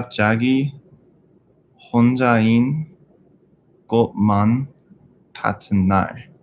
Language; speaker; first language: Korean; non-native, learner; English